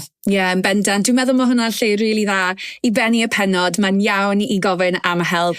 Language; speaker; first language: Welsh; native; Welsh